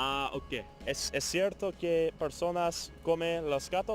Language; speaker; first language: Spanish; non-native, learner; English